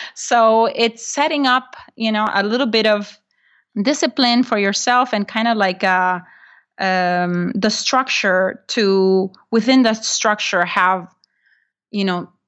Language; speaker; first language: English; non-native, fluent; Spanish